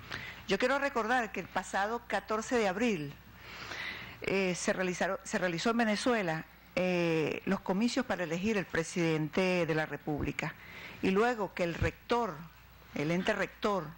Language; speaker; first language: Spanish; native; Spanish